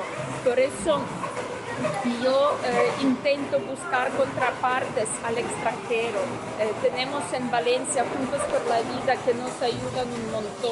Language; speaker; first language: Spanish; non-native, fluent; Ukrainian